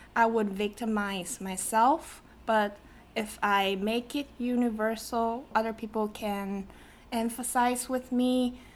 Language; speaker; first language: English; non-native, fluent; Chinese